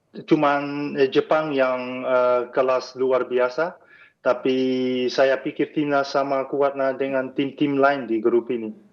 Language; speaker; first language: Indonesian; non-native, fluent; Dutch